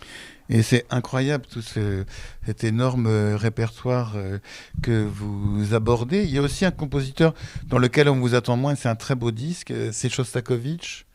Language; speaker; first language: French; native; French